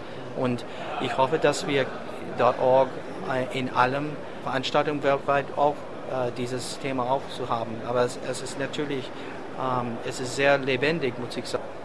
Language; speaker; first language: German; non-native, learner; English